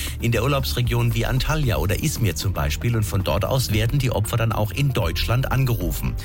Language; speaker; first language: German; native; German